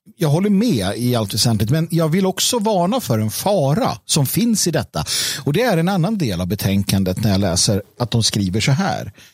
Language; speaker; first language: Swedish; native; Swedish